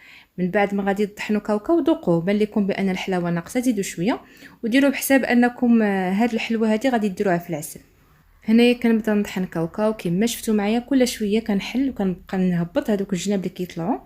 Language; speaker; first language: Arabic; native; Arabic